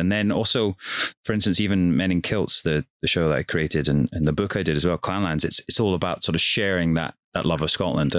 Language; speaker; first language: English; native; English